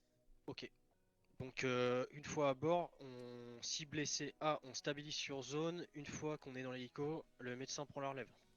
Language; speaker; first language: French; native; French